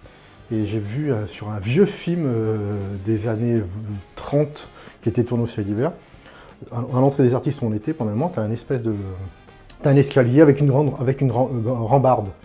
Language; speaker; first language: French; native; French